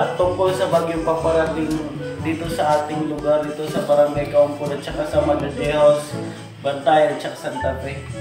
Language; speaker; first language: Filipino; non-native, local second language; Cebuano